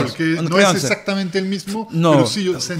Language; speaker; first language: Spanish; native; Spanish